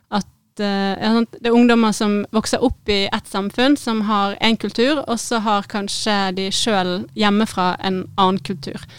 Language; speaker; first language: Norwegian; native; Norwegian